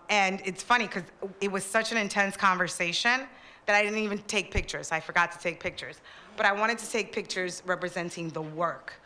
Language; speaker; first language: English; early bilingual, other home language; Spanish